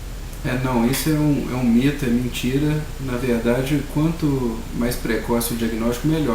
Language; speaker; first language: Portuguese; native; Portuguese